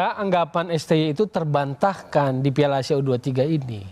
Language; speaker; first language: Indonesian; native; Indonesian